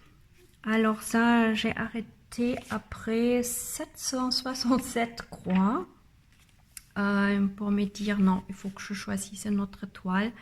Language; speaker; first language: French; non-native, learner; German